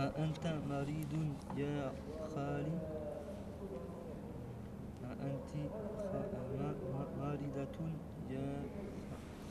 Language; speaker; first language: Arabic; non-native, learner; French